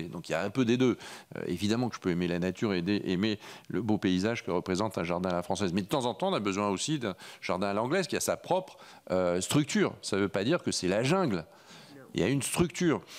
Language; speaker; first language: French; native; French